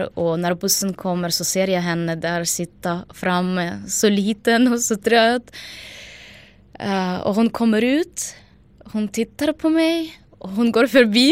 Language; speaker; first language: Swedish; non-native, fluent; Ukrainian